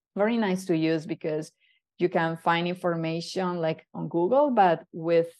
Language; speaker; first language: English; non-native, fluent; Spanish